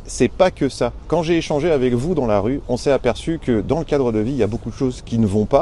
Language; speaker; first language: French; native; French